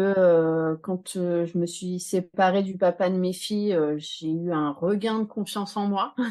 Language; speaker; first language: French; native; French